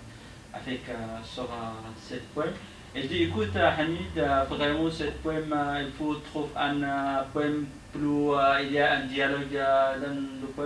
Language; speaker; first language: French; non-native, learner; Arabic